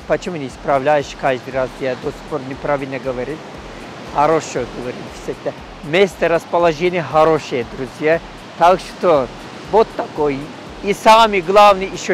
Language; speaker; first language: Russian; non-native, learner; Turkish